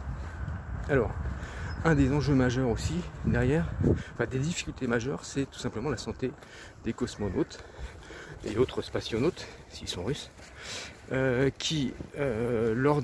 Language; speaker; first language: French; native; French